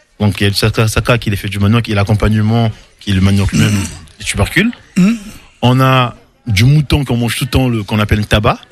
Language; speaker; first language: French; non-native, local second language; Lingala